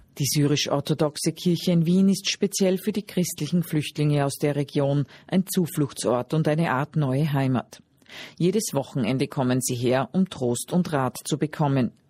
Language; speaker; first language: German; native; German